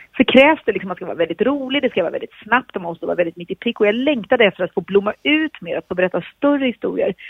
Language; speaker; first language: Swedish; native; Swedish